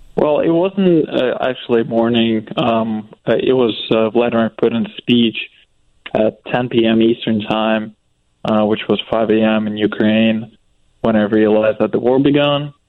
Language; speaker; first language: English; non-native, fluent; Ukrainian